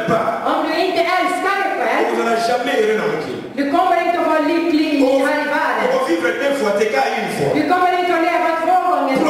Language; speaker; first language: Swedish; non-native, fluent; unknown